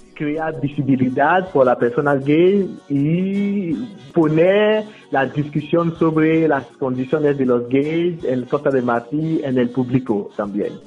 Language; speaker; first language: Spanish; non-native, fluent; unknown